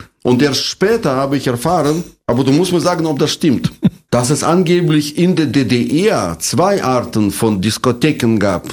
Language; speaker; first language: German; non-native, fluent; Russian